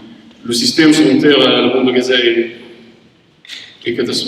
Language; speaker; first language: French; non-native, learner; Arabic